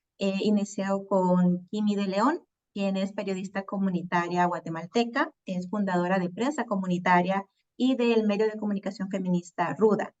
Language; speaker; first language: Spanish; native; Spanish